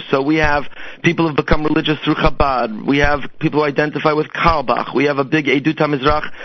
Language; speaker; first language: English; native; English